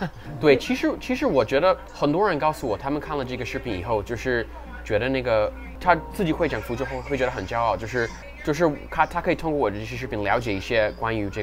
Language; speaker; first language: Chinese; non-native, fluent; English